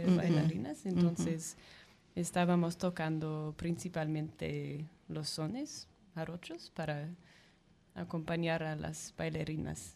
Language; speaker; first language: Spanish; non-native, fluent; English